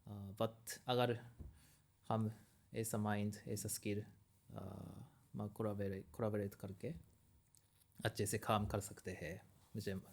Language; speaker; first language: Hindi; non-native, learner; Japanese